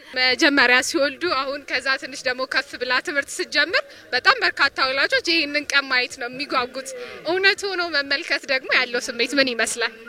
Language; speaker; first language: Amharic; native; Amharic